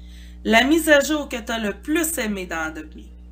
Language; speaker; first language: French; native; French